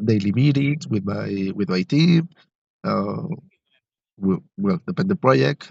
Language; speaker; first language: English; non-native, learner; Spanish